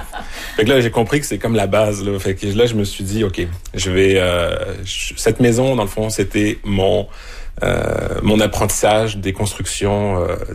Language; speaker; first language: French; native; French